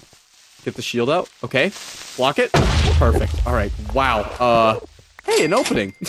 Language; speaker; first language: English; native; English